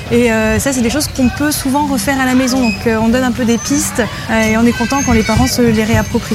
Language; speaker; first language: French; native; French